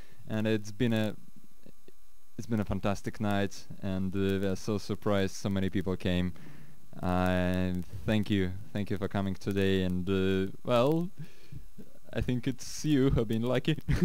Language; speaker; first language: English; non-native, fluent; Russian